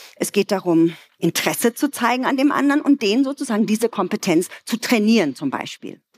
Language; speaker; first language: German; native; German